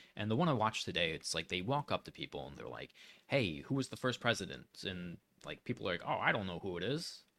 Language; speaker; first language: English; native; English